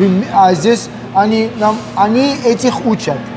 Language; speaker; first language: Russian; non-native, local second language; Armenian